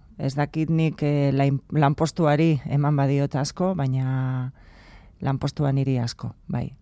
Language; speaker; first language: Basque; non-native, local second language; Spanish